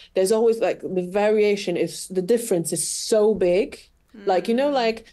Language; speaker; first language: English; non-native, fluent; Portuguese